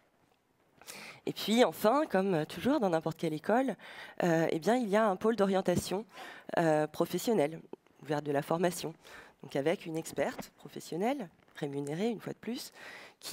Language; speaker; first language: French; native; French